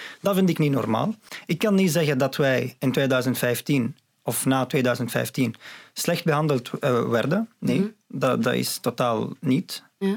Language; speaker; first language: Dutch; non-native, fluent; Arabic